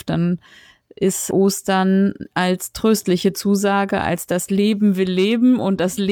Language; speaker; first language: German; native; German